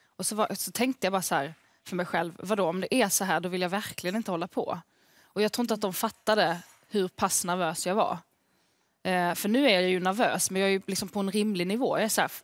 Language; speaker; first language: Swedish; early bilingual, other home language; Arabic